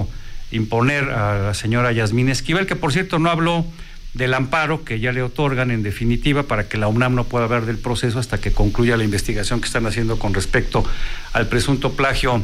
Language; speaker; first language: Spanish; native; Spanish